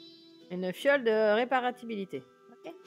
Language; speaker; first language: French; native; French